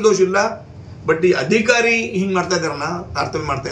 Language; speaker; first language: Kannada; non-native, local second language; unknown